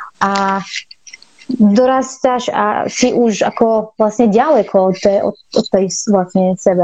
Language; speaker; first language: Slovak; non-native, fluent; Arabic